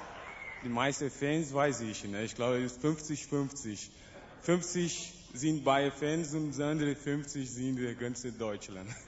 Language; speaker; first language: German; non-native, learner; Portuguese